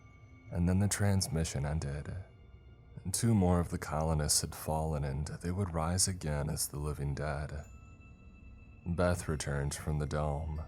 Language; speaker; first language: English; native; English